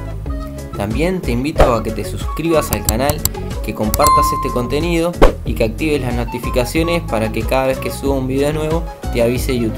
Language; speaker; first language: Spanish; native; Spanish